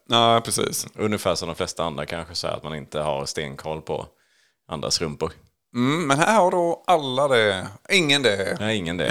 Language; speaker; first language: Swedish; native; Swedish